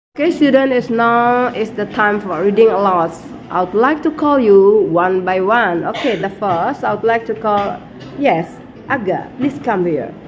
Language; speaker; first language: English; non-native, fluent; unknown